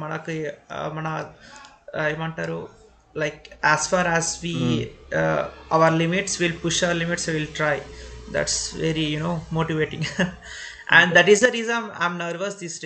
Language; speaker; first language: English; non-native, local second language; Telugu